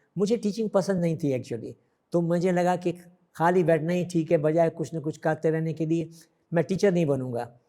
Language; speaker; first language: Hindi; early bilingual, other home language; Sindhi